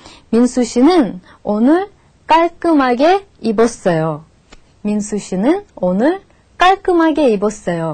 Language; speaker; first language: Korean; non-native, fluent; Russian